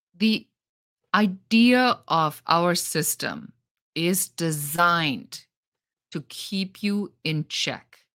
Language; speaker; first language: English; non-native, fluent; German